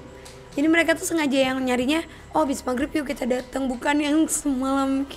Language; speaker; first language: Indonesian; native; Indonesian